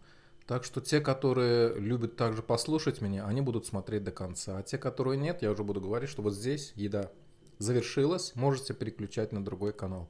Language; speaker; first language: Russian; non-native, fluent; Azerbaijani